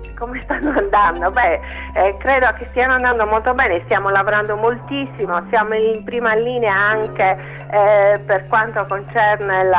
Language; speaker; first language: Italian; native; Italian